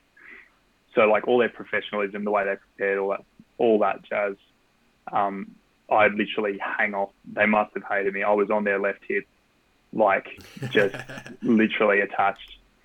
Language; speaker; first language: English; native; English